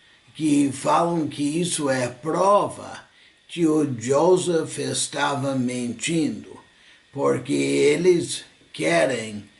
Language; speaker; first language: Portuguese; non-native, fluent; English